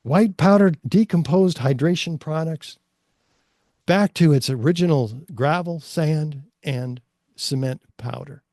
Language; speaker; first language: English; native; English